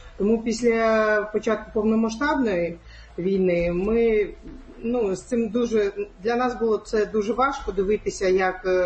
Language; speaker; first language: Ukrainian; non-native, local second language; Crimean Tatar